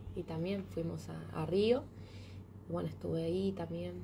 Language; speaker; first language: Spanish; native; Spanish